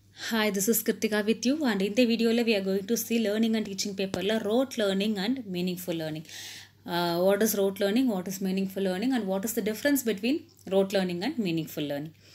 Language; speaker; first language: English; non-native, local second language; Tamil